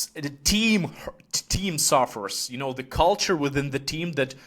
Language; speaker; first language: English; non-native, fluent; Ukrainian